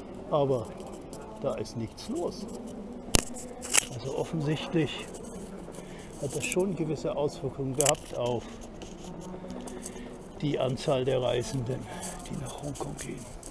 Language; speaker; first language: German; native; German